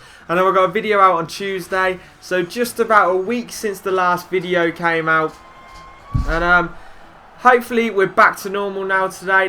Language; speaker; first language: English; native; English